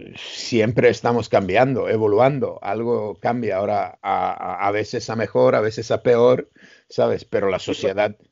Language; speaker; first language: Spanish; non-native, fluent; Serbian